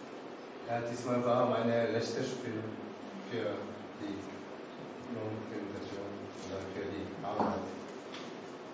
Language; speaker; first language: German; non-native, learner; Korean